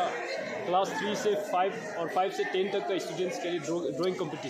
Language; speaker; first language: Hindi; non-native, local second language; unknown